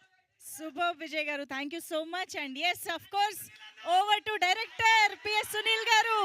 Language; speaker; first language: Telugu; native; Telugu